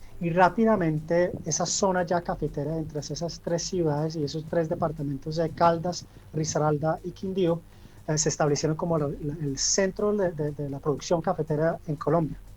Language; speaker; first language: Spanish; early bilingual, heritage; Spanish